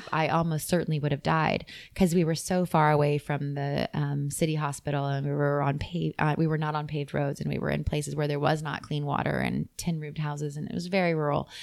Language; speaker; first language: English; native; English